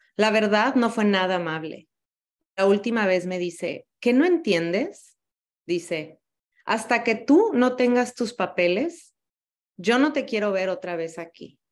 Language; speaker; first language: Spanish; early bilingual, heritage; Spanish